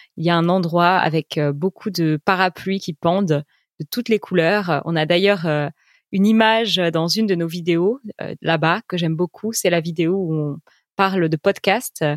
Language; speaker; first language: French; native; French